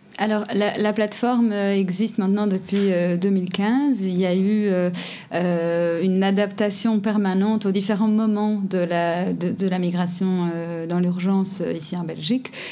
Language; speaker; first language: French; non-native, fluent; Portuguese